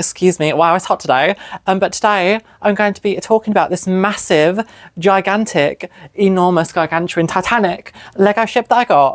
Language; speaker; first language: English; native; English